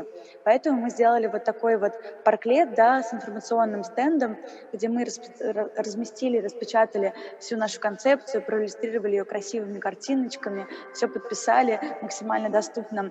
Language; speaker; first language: Russian; native; Russian